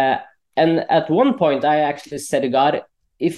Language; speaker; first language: English; non-native, fluent; Norwegian